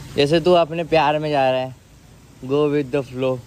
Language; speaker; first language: Hindi; non-native, local second language; Marathi